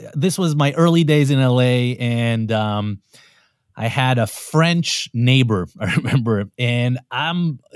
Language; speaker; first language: English; non-native, fluent; Hebrew